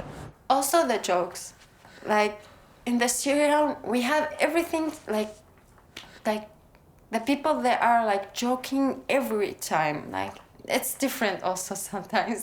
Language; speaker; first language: English; non-native, learner; Arabic